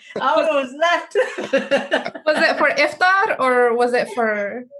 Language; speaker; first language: English; non-native, fluent; Arabic